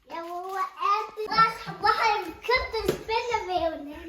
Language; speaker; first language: Danish; early bilingual, other home language; Vietnamese